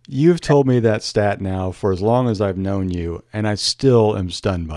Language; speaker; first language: English; native; English